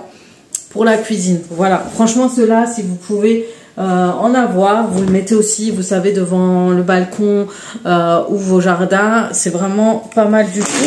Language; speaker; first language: French; native; French